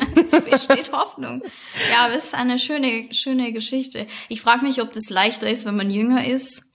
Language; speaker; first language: German; native; German